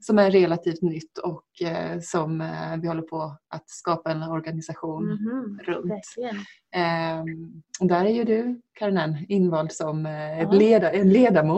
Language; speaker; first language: Swedish; native; Swedish